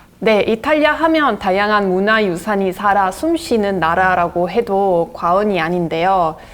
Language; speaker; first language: Korean; non-native, fluent; Italian